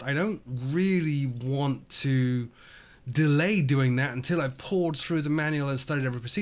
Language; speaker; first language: English; native; English